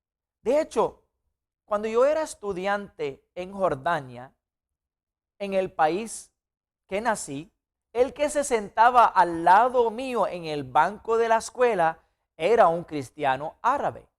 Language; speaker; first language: Spanish; non-native, fluent; Arabic